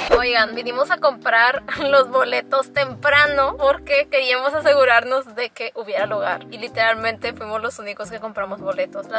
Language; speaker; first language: Spanish; native; Spanish